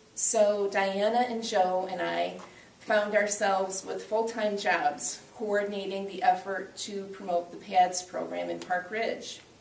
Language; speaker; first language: English; native; English